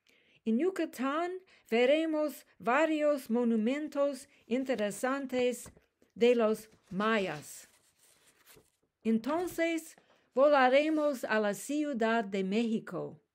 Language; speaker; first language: Spanish; non-native, learner; English